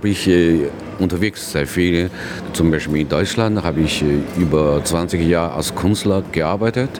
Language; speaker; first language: German; non-native, learner; Chinese